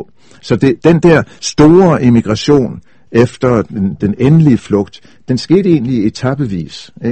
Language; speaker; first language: Danish; native; Danish